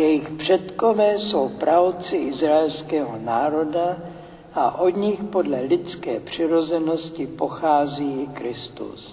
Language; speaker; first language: Czech; native; Czech